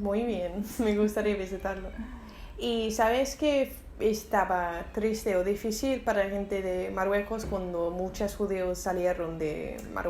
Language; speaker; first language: Spanish; non-native, learner; English